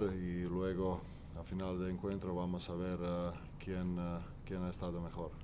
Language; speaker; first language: Spanish; non-native, fluent; Croatian